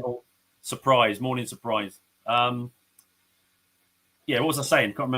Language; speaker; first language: English; native; English